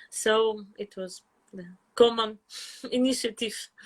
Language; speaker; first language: English; non-native, fluent; Russian